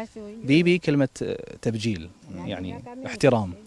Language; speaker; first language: Arabic; native; Arabic